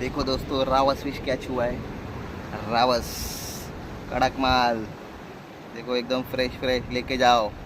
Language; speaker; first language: Hindi; non-native, local second language; Marathi